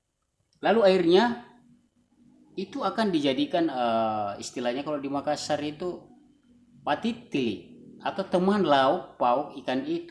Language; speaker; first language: Indonesian; non-native, local second language; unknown